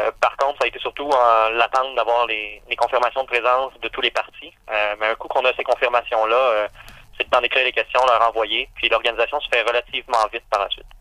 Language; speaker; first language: French; native; French